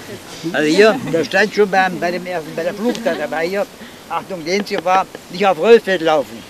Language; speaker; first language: German; native; German